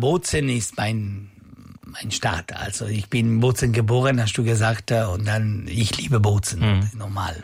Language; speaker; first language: German; non-native, local second language; Italian